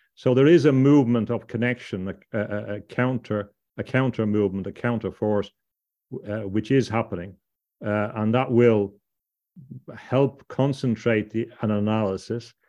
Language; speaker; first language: English; native; English